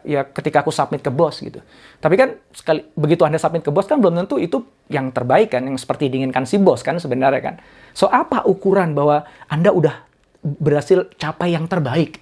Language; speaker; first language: Indonesian; native; Indonesian